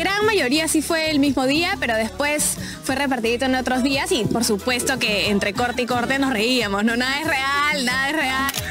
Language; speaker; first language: Spanish; native; Spanish